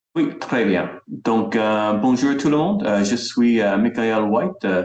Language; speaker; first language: French; non-native, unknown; English